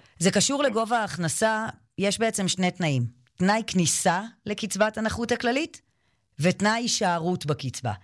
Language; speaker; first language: Hebrew; native; Hebrew